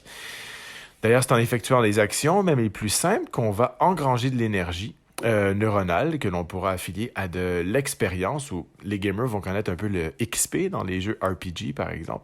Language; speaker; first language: French; native; French